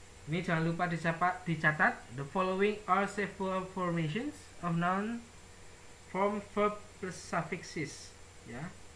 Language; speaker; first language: English; non-native, fluent; Indonesian